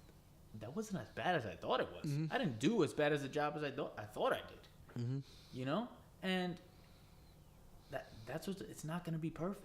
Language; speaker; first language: English; native; English